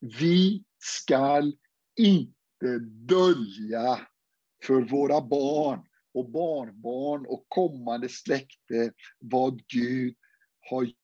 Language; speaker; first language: Swedish; non-native, fluent; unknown